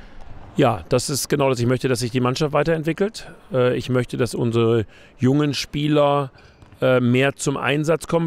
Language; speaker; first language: German; native; German